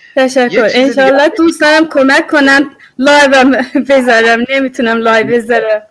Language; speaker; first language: Persian; native; Persian